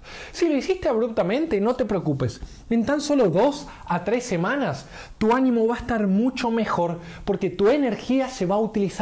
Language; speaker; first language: Spanish; native; Spanish